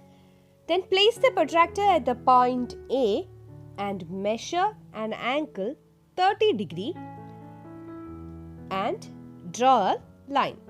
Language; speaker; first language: English; non-native, local second language; Malayalam